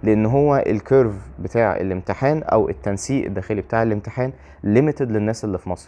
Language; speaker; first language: Arabic; native; Arabic